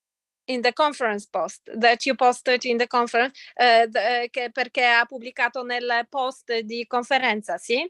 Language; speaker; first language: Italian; non-native, fluent; Polish